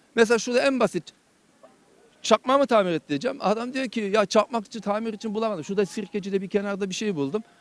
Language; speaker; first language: Turkish; early bilingual, heritage; Turkish